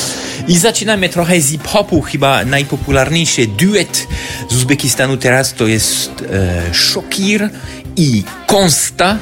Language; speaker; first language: Polish; non-native, fluent; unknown